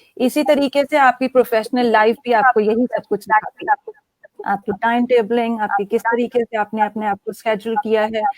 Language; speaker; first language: Urdu; native; Urdu